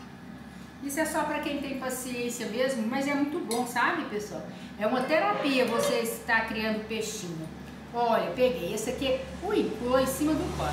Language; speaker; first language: Portuguese; native; Portuguese